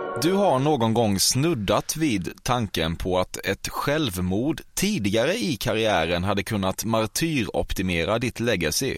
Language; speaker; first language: Swedish; native; Swedish